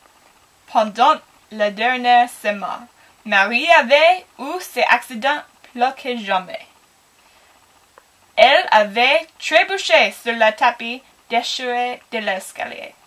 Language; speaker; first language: French; non-native, learner; English